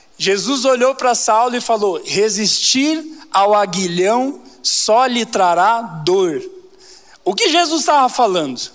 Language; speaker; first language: Portuguese; native; Portuguese